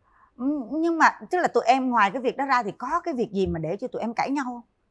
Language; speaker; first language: Vietnamese; native; Vietnamese